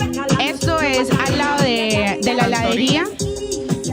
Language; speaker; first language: Spanish; native; Spanish